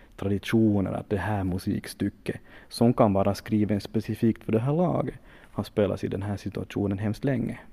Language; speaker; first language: Swedish; native; Swedish